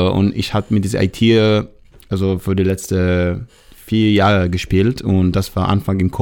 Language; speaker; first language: German; non-native, fluent; Hebrew